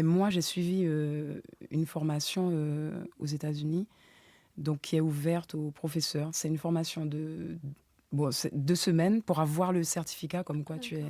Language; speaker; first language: French; native; French